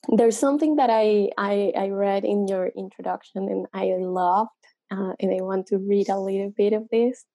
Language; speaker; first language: English; non-native, fluent; Spanish